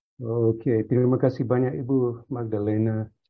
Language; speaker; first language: Indonesian; non-native, fluent; English